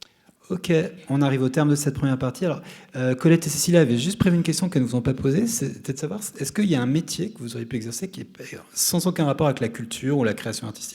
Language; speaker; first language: French; native; French